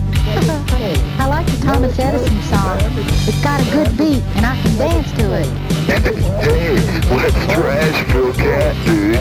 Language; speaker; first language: English; native; English